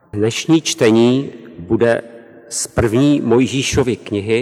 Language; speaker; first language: Czech; native; Czech